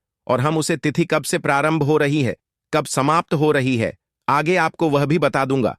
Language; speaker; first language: Hindi; native; Hindi